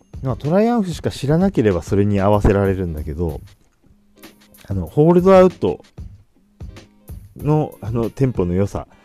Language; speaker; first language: Japanese; native; Japanese